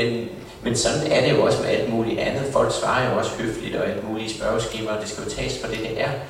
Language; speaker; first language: Danish; native; Danish